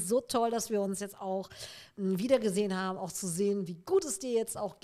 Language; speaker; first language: German; native; German